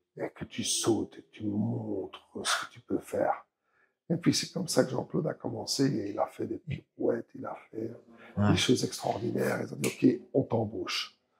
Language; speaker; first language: French; early bilingual, other home language; Arabic